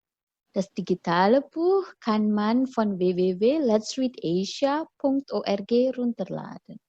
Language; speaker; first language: German; non-native, fluent; Indonesian